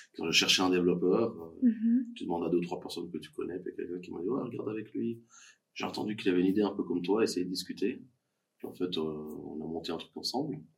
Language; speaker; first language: French; native; French